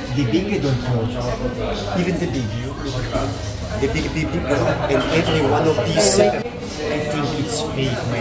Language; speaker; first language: English; non-native, learner; Italian